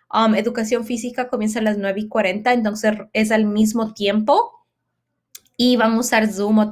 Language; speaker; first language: Spanish; early bilingual, heritage; Spanish